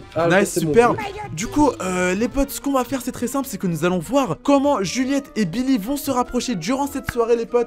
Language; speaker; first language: French; native; French